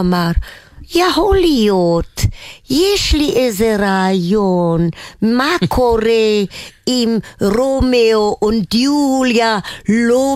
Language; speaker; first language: Hebrew; non-native, local second language; German